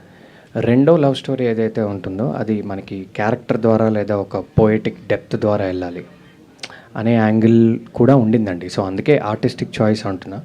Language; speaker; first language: Telugu; native; Telugu